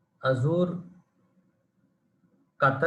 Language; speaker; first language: Arabic; non-native, learner; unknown